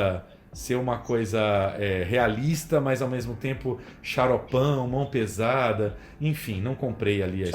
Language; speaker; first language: Portuguese; native; Portuguese